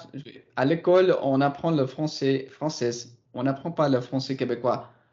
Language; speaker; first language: French; non-native, fluent; English